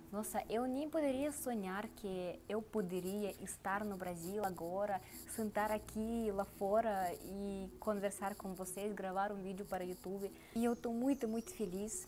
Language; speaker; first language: Portuguese; non-native, learner; Russian